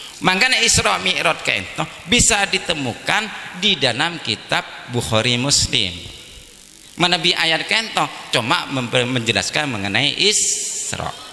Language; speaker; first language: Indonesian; non-native, local second language; Madurese